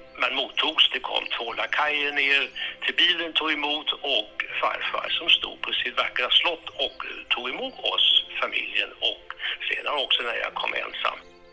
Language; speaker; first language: Swedish; early bilingual, heritage; Swedish